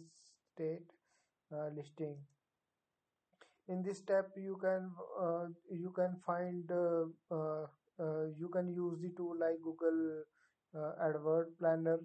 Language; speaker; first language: English; non-native, local second language; Punjabi